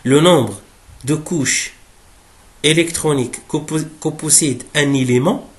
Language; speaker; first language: French; non-native, local second language; Arabic